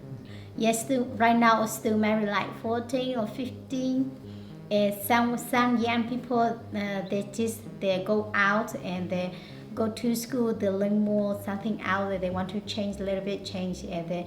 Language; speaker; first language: English; non-native, learner; Hmong